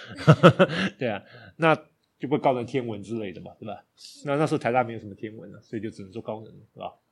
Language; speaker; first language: Chinese; native; Chinese